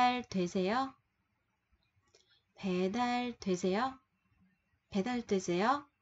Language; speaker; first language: Korean; non-native, fluent; Vietnamese